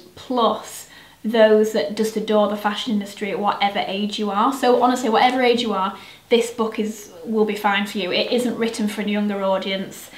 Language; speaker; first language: English; native; English